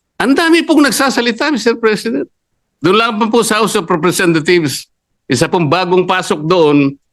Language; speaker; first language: Filipino; native; Filipino